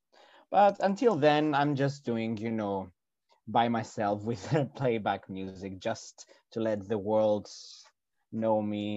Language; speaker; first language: English; non-native, fluent; Greek